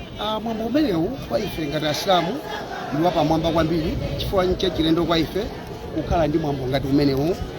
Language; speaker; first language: Nyanja; non-native, local second language; Yao